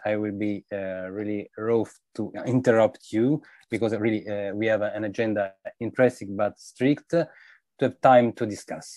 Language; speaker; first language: English; non-native, fluent; Italian